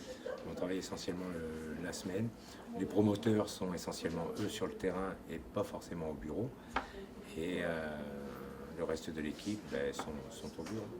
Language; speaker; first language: French; native; French